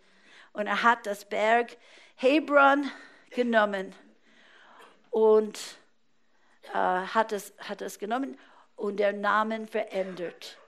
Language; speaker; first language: German; non-native, fluent; English